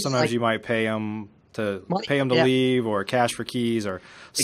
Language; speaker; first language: English; native; English